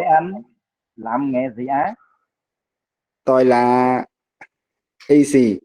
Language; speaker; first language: Vietnamese; non-native, learner; Khmer